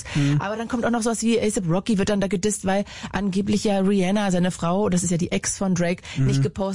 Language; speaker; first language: German; native; German